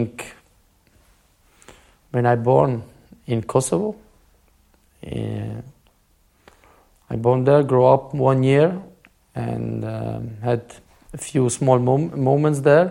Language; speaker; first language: English; non-native, fluent; Albanian